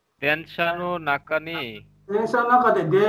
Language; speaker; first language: Japanese; non-native, learner; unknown